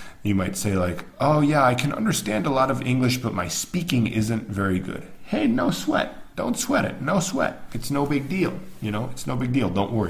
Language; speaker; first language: English; native; English